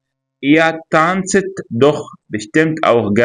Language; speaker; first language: German; non-native, fluent; Arabic